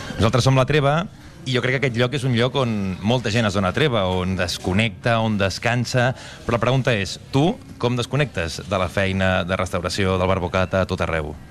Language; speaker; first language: Catalan; native; Catalan